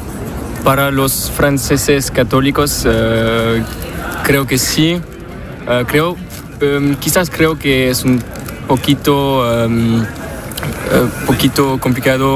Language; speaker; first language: Spanish; non-native, learner; French